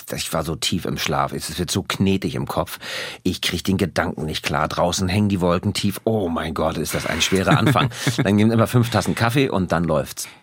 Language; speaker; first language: German; native; German